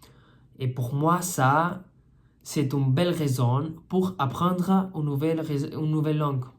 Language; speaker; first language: French; non-native, fluent; Spanish